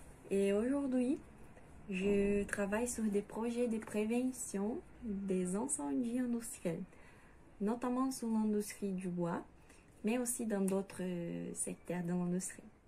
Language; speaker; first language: French; non-native, fluent; Portuguese